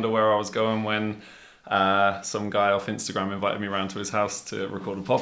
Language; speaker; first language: English; native; English